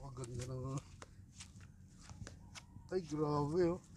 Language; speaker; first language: Filipino; native; Filipino